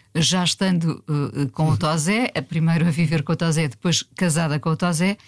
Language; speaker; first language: Portuguese; native; Portuguese